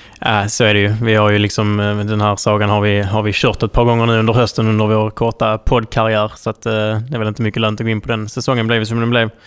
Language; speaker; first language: Swedish; native; Swedish